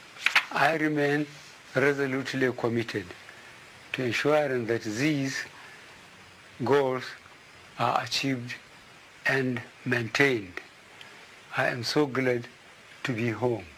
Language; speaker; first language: English; non-native, local second language; Hausa